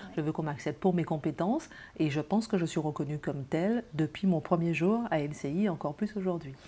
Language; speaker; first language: French; non-native, local second language; Guadeloupean Creole French